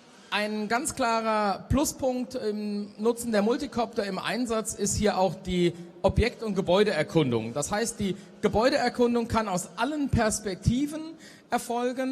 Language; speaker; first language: German; native; German